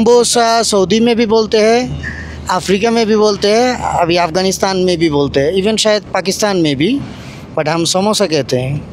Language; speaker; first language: Hindi; non-native, learner; Bangla